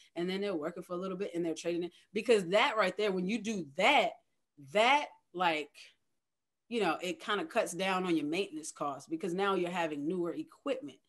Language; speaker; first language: English; native; English